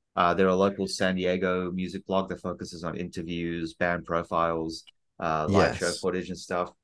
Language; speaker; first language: English; native; English